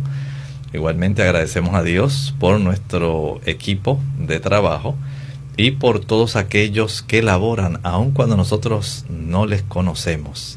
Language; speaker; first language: Spanish; native; Spanish